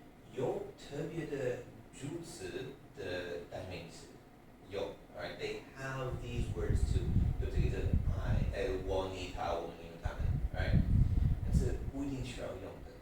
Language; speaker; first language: Chinese; non-native, learner; English